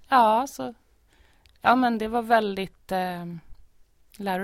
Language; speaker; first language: Swedish; native; Swedish